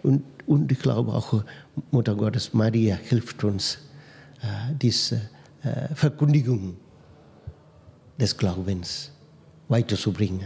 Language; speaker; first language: German; non-native, fluent; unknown